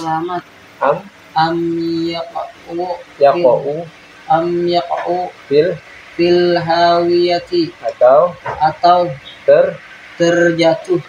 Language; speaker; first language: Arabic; non-native, learner; Indonesian